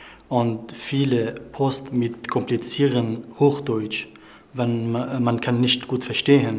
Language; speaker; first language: German; non-native, learner; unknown